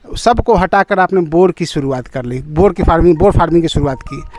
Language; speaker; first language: Hindi; native; Hindi